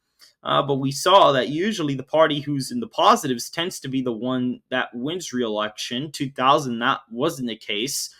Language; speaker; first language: English; native; English